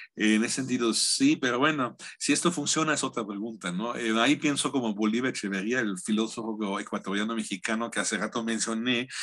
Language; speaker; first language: Spanish; non-native, fluent; German